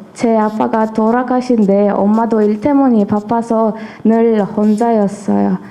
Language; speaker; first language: Korean; non-native, learner; Uzbek